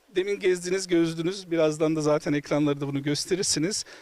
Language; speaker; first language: Turkish; native; Turkish